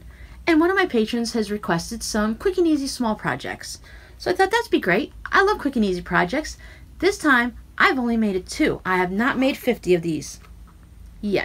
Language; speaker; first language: English; native; English